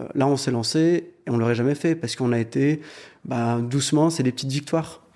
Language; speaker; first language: French; native; French